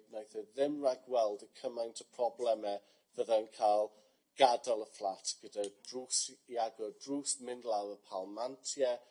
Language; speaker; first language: Welsh; non-native, fluent; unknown